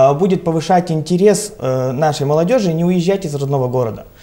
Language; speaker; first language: Russian; native; Russian